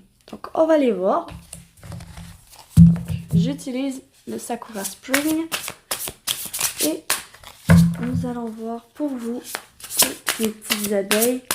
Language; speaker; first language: French; native; French